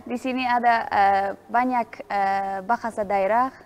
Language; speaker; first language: Indonesian; non-native, learner; Uzbek